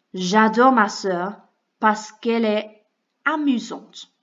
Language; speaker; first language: French; non-native, fluent; English